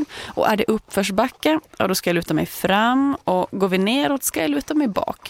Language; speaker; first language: Swedish; native; Swedish